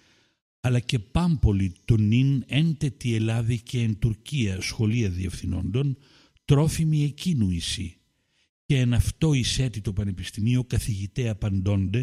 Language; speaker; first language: Greek; native; Greek